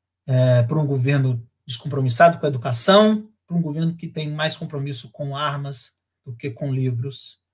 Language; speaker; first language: Portuguese; native; Portuguese